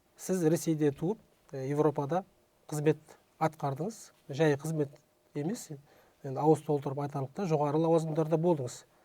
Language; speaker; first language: Kazakh; native; Kazakh